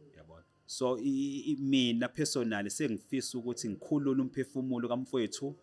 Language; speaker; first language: Zulu; native; Zulu